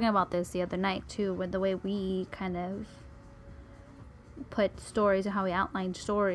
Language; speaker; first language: English; early bilingual, other home language; Spanish